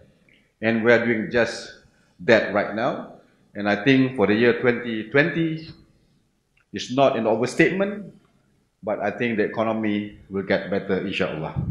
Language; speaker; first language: English; non-native, local second language; Malay